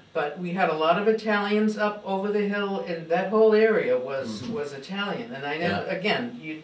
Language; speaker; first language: English; native; English